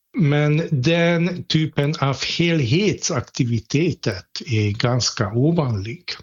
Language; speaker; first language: Swedish; non-native, fluent; Hungarian